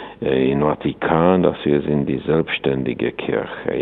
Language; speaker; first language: German; non-native, fluent; Czech